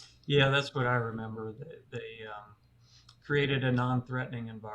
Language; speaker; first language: English; native; English